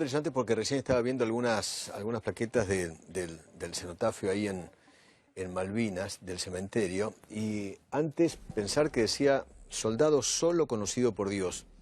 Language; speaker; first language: Spanish; native; Spanish